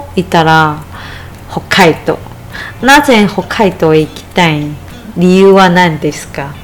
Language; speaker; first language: Japanese; non-native, fluent; Chinese